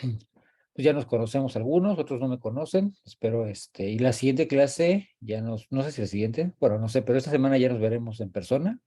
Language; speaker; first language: Spanish; native; Spanish